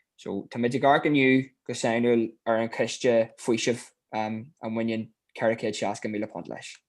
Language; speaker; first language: Irish; native; Irish